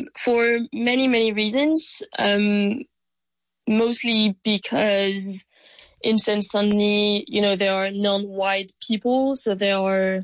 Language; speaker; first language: English; non-native, fluent; French